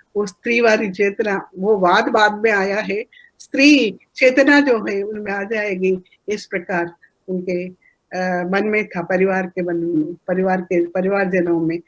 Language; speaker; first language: Hindi; non-native, local second language; Telugu